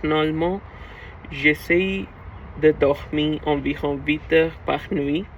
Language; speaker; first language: French; non-native, learner; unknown